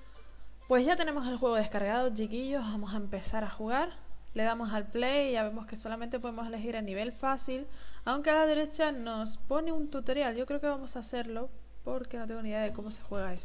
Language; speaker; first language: Spanish; native; Spanish